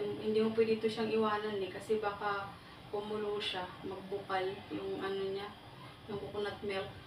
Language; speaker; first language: Filipino; non-native, local second language; Waray